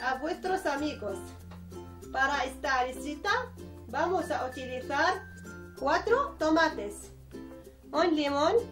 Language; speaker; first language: Spanish; non-native, learner; Arabic